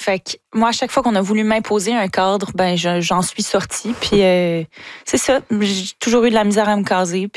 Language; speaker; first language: French; native; French